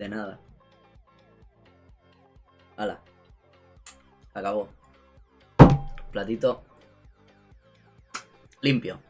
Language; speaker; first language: Spanish; native; Spanish